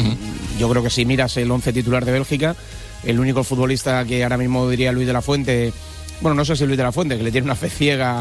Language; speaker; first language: Spanish; native; Spanish